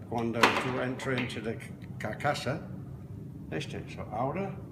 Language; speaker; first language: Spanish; non-native, learner; English